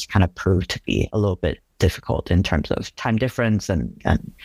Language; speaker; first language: English; non-native, local second language; Cantonese